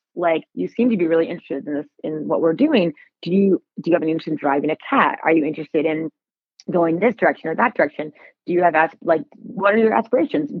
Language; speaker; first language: English; native; English